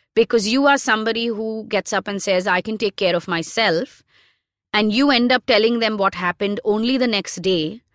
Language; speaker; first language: English; non-native, local second language; Hindi